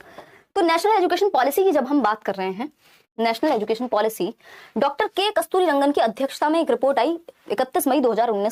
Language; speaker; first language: Hindi; native; Hindi